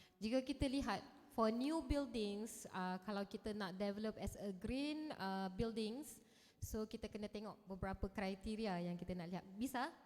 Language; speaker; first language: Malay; native; Malay